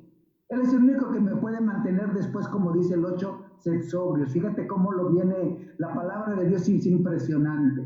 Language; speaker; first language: Spanish; native; Spanish